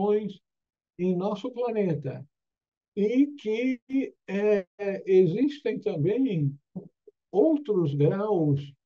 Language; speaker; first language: Portuguese; native; Portuguese